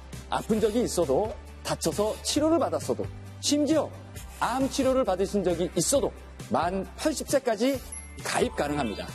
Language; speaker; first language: Korean; native; Korean